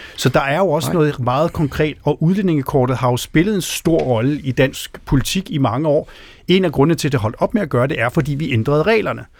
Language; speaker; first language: Danish; native; Danish